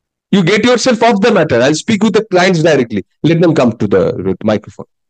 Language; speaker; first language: English; non-native, local second language; Bangla